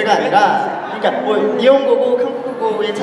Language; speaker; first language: Japanese; non-native, learner; Korean